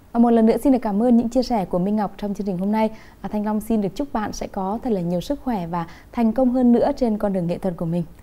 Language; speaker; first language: Vietnamese; native; Vietnamese